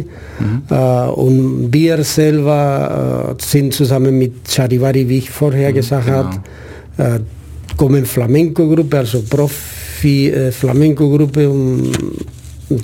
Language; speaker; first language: German; non-native, fluent; Spanish